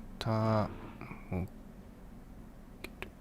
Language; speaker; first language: Japanese; non-native, learner; English